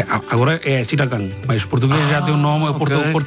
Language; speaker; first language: Portuguese; non-native, learner; Bangla